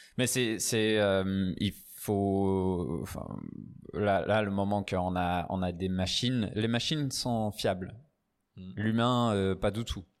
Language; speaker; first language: French; non-native, fluent; English